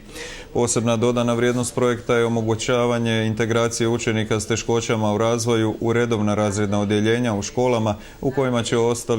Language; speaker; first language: Croatian; native; Croatian